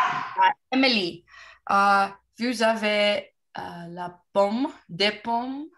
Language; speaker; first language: French; non-native, learner; English